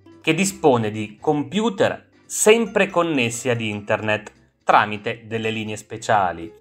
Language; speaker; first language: Italian; native; Italian